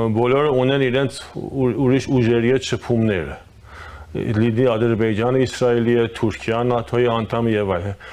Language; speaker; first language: Armenian; early bilingual, heritage; Armenian